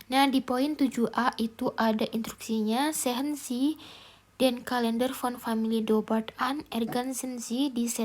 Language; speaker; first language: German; non-native, fluent; Indonesian